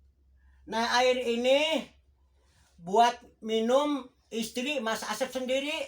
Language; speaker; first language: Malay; non-native, local second language; Javanese